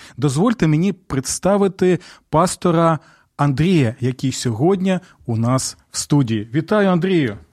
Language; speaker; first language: Ukrainian; native; Ukrainian